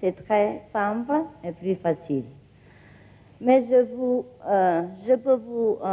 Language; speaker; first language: French; non-native, learner; Vietnamese